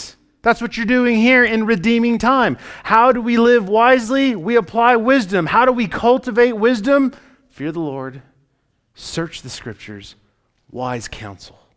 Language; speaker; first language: English; native; English